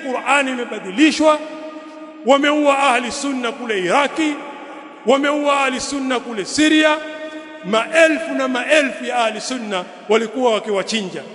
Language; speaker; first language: Swahili; native; Swahili